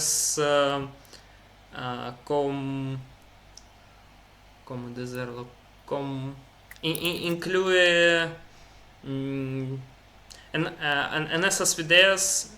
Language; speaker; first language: Portuguese; non-native, learner; Russian